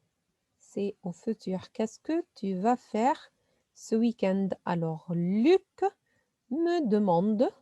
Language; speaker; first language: French; non-native, fluent; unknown